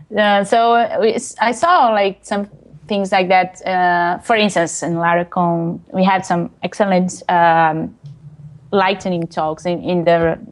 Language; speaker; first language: English; non-native, fluent; Portuguese